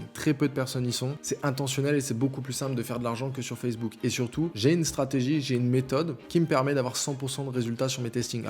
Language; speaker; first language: French; native; French